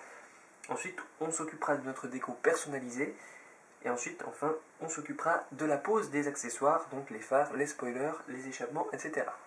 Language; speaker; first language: French; native; French